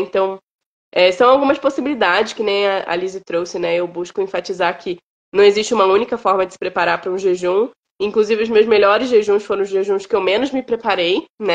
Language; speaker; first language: Portuguese; native; Portuguese